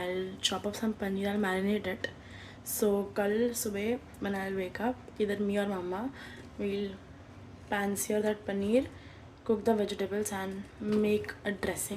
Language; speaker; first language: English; non-native, local second language; Hindi